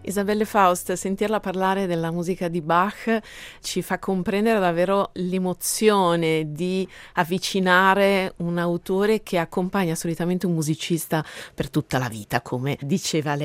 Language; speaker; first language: Italian; native; Italian